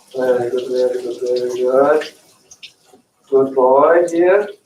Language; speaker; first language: English; non-native, fluent; Azerbaijani